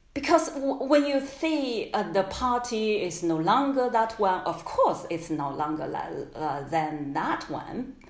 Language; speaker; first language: English; non-native, fluent; Chinese